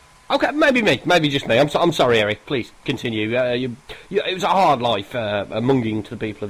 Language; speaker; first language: English; native; English